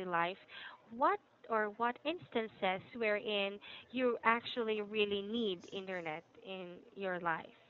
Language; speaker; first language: English; non-native, fluent; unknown